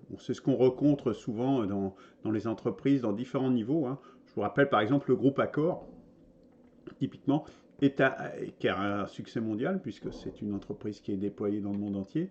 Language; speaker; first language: French; native; French